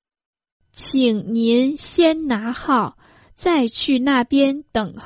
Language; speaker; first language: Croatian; non-native, fluent; Chinese